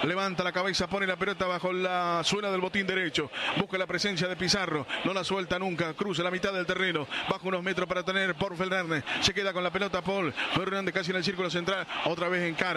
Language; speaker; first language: Spanish; native; Spanish